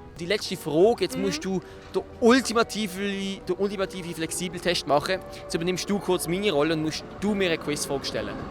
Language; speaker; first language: German; native; German